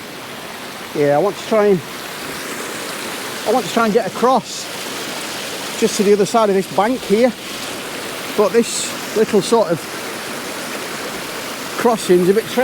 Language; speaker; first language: English; native; English